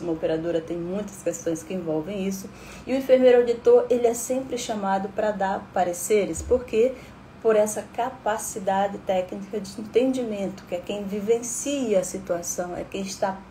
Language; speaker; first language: Portuguese; native; Portuguese